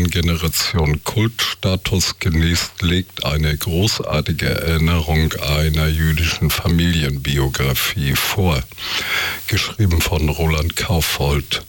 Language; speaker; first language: German; native; German